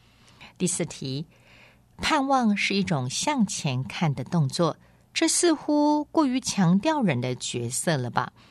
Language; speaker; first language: Chinese; native; Chinese